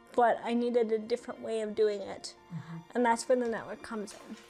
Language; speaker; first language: English; native; English